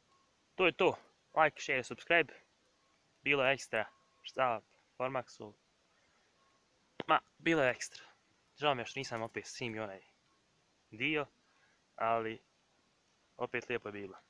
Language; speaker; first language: Serbian; native; Serbian